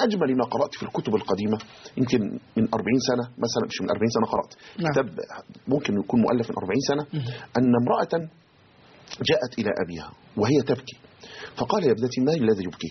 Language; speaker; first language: Arabic; native; Arabic